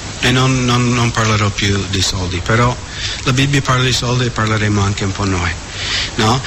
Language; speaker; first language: Italian; non-native, fluent; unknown